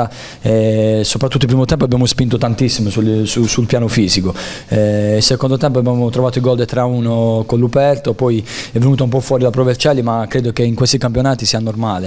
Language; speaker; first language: Italian; native; Italian